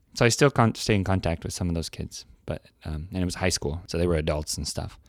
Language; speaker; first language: English; native; English